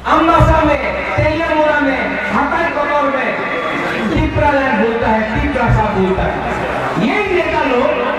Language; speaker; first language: Hindi; non-native, local second language; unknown